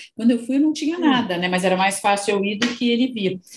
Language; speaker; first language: Portuguese; native; Portuguese